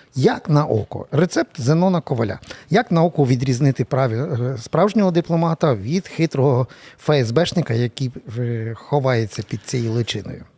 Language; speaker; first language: Ukrainian; native; Ukrainian